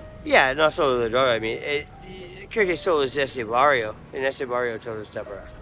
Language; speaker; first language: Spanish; non-native, learner; English